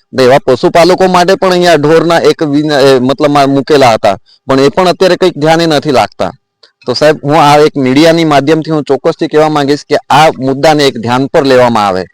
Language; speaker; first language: Gujarati; non-native, local second language; Kukna